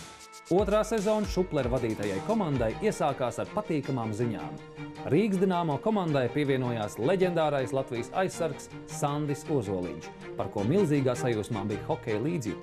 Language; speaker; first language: Latvian; native; Latvian